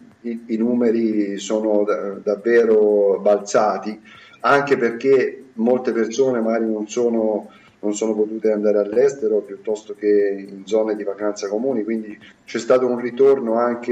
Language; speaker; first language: Italian; native; Italian